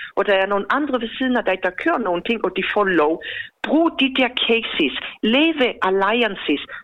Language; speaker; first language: Danish; non-native, fluent; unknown